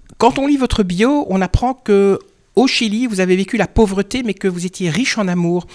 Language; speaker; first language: French; native; French